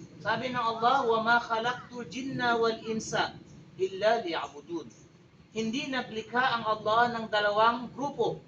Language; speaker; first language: Filipino; non-native, local second language; Tausug